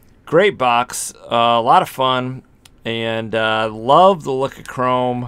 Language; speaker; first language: English; native; English